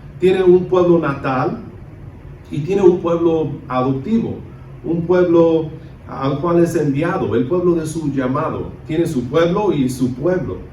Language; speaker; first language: Spanish; early bilingual, other home language; English